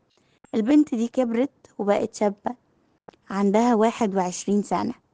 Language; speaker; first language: Arabic; native; Arabic